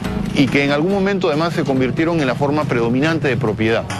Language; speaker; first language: Spanish; native; Spanish